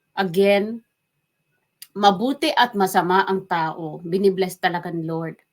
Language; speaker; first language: Filipino; non-native, local second language; Waray